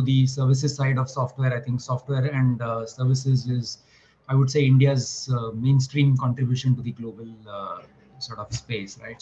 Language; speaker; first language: English; non-native, local second language; Marathi